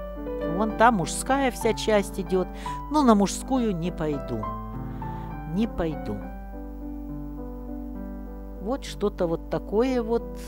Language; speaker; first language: Russian; native; Russian